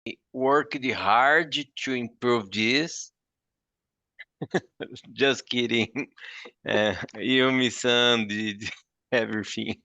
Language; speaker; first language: English; non-native, fluent; Portuguese